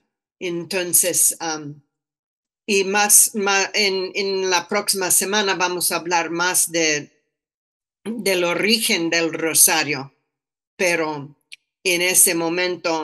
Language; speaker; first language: Spanish; non-native, fluent; English